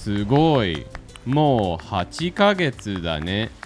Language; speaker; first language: Japanese; non-native, fluent; English